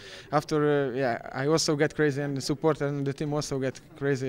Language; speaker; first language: English; non-native, learner; Hungarian